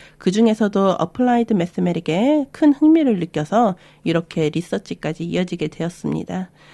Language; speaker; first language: Korean; early bilingual, other home language; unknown